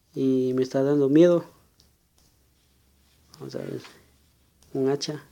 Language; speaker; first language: Spanish; native; Spanish